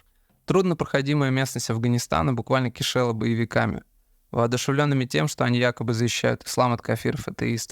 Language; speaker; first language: Russian; native; Russian